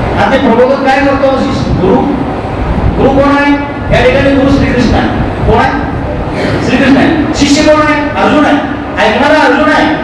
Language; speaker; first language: Marathi; non-native, local second language; Urdu